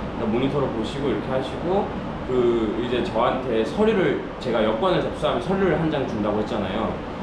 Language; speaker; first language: Korean; early bilingual, other home language; Urdu